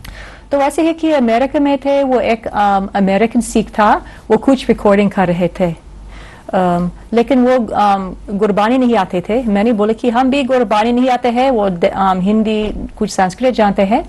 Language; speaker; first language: Hindi; non-native, learner; English